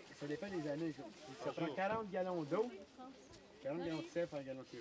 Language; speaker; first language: French; native; French